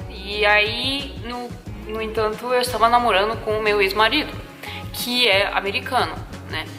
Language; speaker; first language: Portuguese; non-native, local second language; Japanese